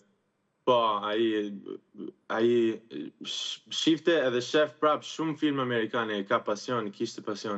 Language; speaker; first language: Albanian; early bilingual, heritage; Albanian